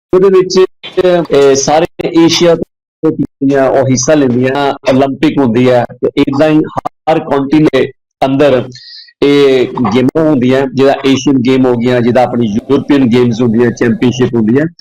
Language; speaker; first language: Hindi; non-native, local second language; Punjabi